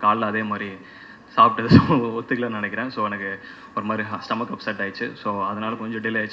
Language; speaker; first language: Tamil; native; Tamil